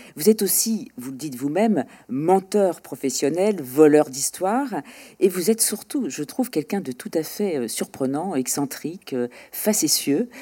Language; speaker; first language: French; native; French